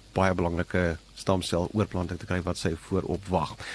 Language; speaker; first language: Afrikaans; native; Afrikaans